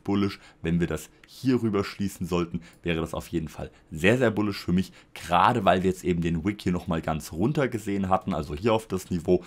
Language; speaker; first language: German; native; German